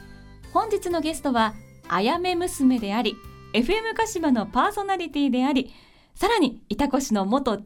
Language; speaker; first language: Japanese; native; Japanese